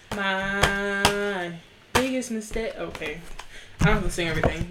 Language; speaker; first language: English; native; English